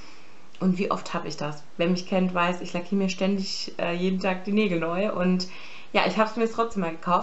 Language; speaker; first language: German; native; German